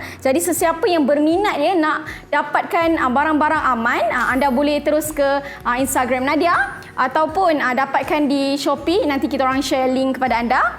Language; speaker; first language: Malay; native; Malay